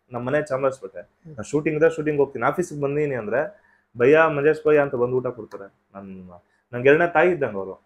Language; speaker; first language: Kannada; non-native, local second language; Telugu